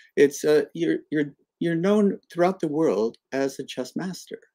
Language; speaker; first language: English; native; English